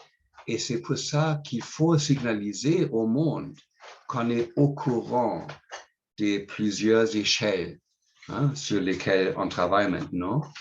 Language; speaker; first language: French; non-native, fluent; English